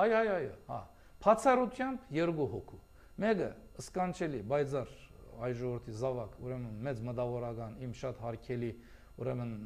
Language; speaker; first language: Armenian; early bilingual, heritage; Armenian